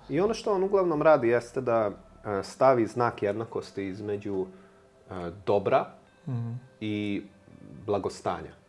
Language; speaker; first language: Serbian; non-native, local second language; Hungarian